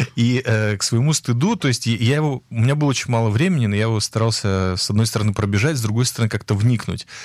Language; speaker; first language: Russian; native; Russian